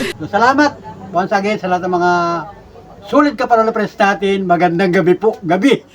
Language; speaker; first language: Filipino; native; Filipino